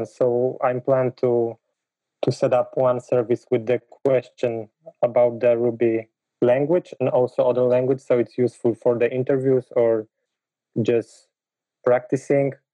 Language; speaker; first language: English; non-native, fluent; Polish